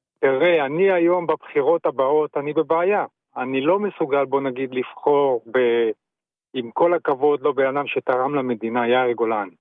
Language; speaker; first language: Hebrew; native; Hebrew